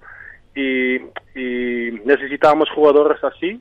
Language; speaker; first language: Spanish; non-native, fluent; Dutch